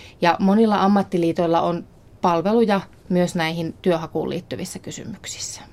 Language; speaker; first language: Finnish; native; Finnish